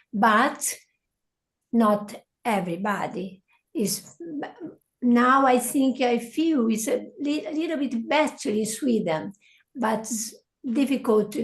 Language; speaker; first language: English; non-native, learner; Portuguese